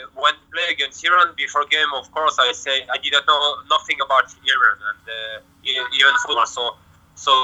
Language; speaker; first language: English; non-native, learner; French